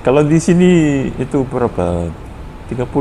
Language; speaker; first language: Indonesian; non-native, fluent; Fijian